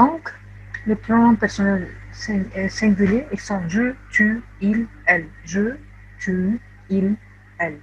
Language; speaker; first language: French; non-native, fluent; Arabic